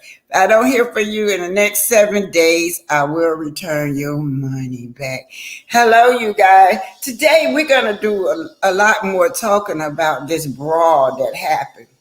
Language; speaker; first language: English; native; English